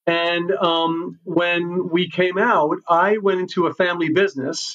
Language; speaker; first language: English; native; English